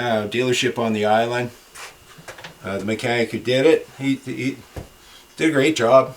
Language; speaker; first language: English; native; English